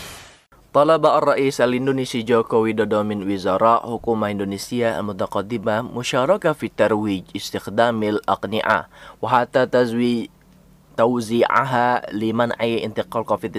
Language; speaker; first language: Arabic; non-native, fluent; Indonesian